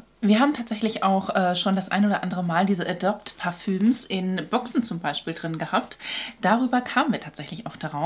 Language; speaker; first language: German; native; German